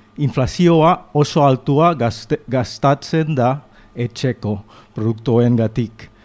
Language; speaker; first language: Basque; non-native, local second language; Spanish